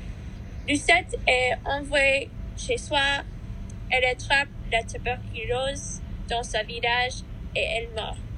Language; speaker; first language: French; non-native, learner; English